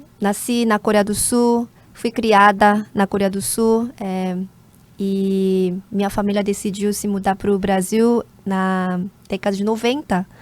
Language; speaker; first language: Portuguese; non-native, fluent; Korean